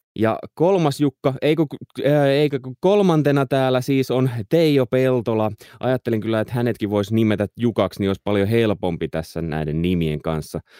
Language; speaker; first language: Finnish; native; Finnish